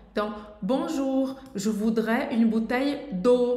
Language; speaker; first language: French; non-native, fluent; Portuguese